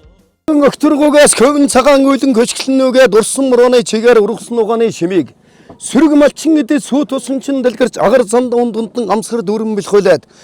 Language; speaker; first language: Mongolian; native; Mongolian